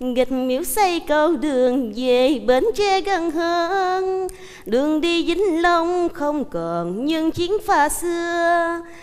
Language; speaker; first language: Vietnamese; native; Vietnamese